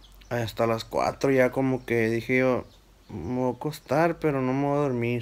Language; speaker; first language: Spanish; early bilingual, heritage; Spanish